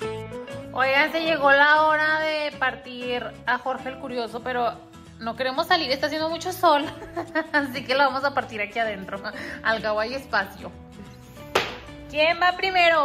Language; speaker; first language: Spanish; native; Spanish